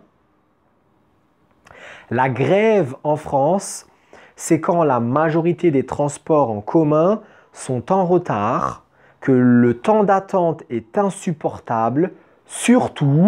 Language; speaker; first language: French; native; French